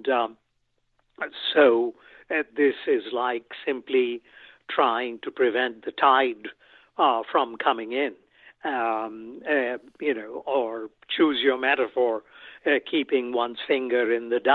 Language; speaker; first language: English; non-native, local second language; Bangla